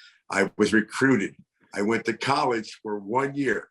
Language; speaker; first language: English; native; English